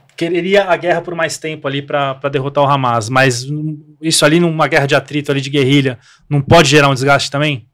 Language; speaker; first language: Portuguese; native; Portuguese